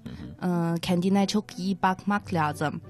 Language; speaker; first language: Turkish; non-native, fluent; Chinese